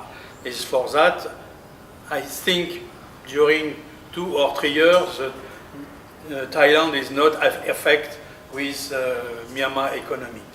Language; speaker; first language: English; non-native, learner; French